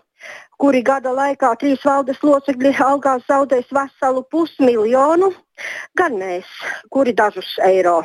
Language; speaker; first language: Latvian; native; Latvian